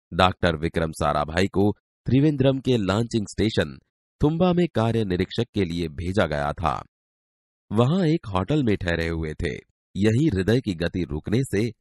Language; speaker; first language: Hindi; non-native, local second language; Gujarati